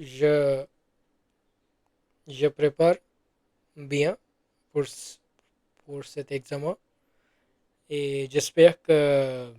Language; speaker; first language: French; non-native, learner; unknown